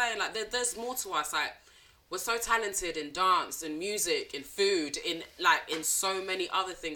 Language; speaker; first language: English; non-native, local second language; French